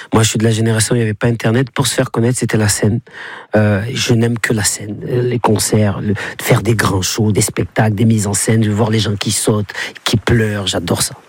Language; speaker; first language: French; native; French